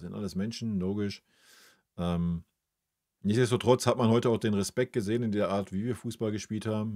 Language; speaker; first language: German; native; German